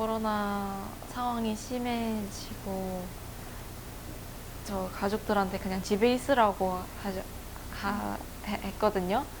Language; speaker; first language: Korean; non-native, fluent; Indonesian